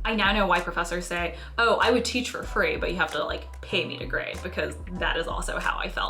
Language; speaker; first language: English; early bilingual, other home language; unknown